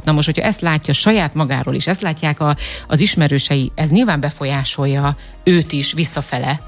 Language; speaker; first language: Hungarian; native; Hungarian